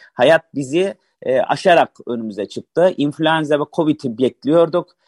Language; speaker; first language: Turkish; native; Turkish